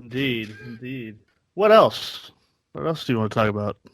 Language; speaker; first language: English; native; English